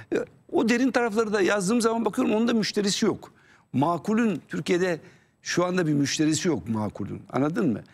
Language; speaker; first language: Turkish; native; Turkish